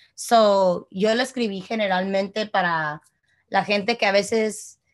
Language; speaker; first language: Spanish; early bilingual, heritage; Spanish